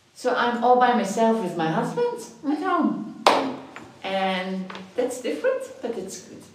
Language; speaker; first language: English; non-native, fluent; Dutch